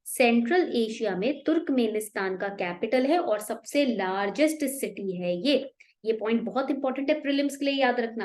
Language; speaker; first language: Hindi; native; Hindi